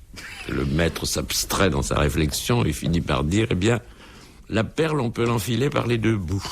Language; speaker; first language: French; native; French